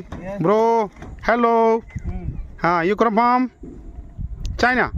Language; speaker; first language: English; non-native, learner; Odia